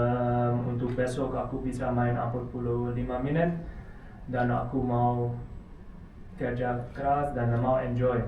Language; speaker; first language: Indonesian; non-native, learner; Dutch